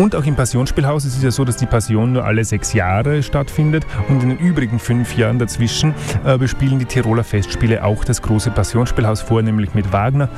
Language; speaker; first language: German; native; German